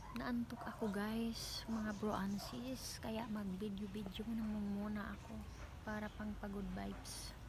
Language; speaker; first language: Filipino; non-native, local second language; Cebuano